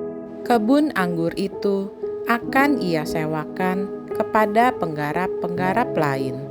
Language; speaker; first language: Indonesian; native; Indonesian